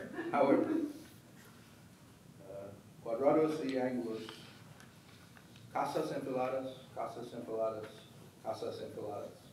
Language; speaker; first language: Spanish; non-native, learner; English